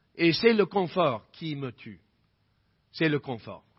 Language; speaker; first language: French; non-native, fluent; English